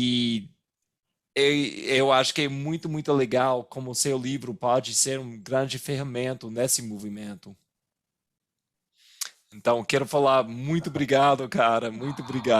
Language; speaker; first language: Portuguese; non-native, fluent; English